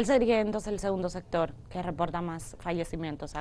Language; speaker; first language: Spanish; native; Spanish